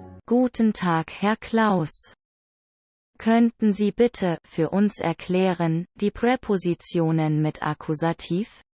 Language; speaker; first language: German; non-native, learner; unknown